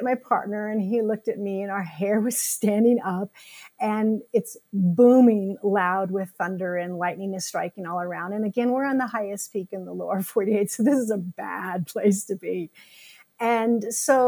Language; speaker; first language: English; native; English